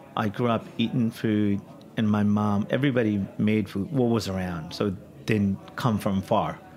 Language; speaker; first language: English; non-native, local second language; Punjabi